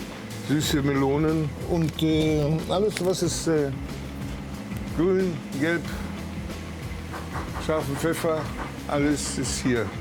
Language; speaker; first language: German; early bilingual, heritage; German